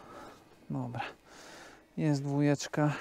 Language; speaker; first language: Polish; native; Polish